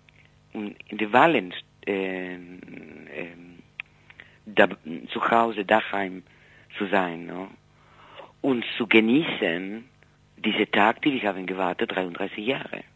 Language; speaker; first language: German; non-native, fluent; Spanish